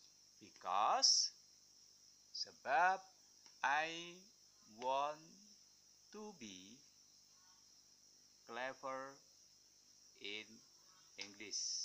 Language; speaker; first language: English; non-native, fluent; Indonesian